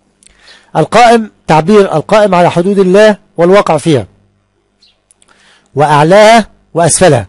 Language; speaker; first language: Arabic; native; Arabic